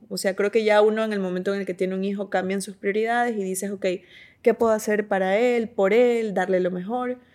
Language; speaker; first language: Spanish; native; Spanish